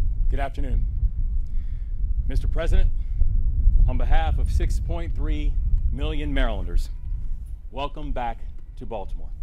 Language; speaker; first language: English; native; English